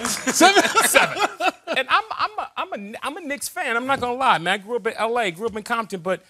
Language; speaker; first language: English; native; English